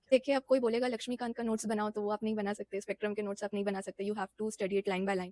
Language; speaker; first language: Hindi; native; Hindi